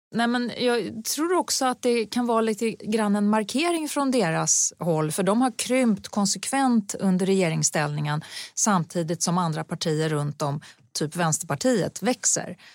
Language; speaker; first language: Swedish; native; Swedish